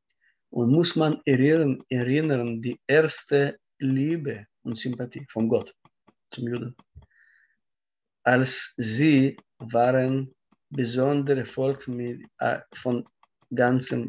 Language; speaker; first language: German; non-native, fluent; Russian